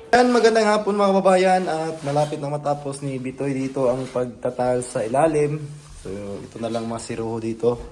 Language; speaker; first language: Filipino; non-native, local second language; Cebuano